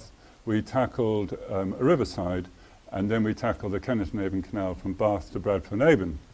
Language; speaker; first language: English; native; English